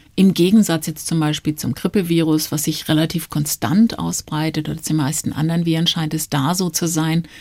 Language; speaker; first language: German; native; German